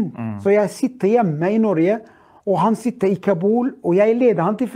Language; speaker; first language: Swedish; non-native, fluent; Arabic